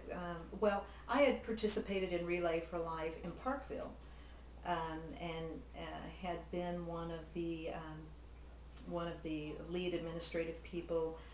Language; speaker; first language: English; native; English